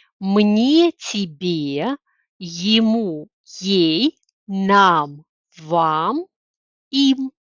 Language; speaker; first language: Russian; native; Russian